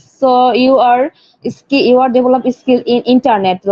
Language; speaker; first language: English; non-native, learner; Bangla